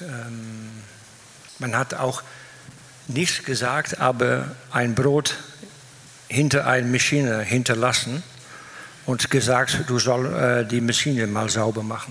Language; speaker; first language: German; non-native, fluent; Dutch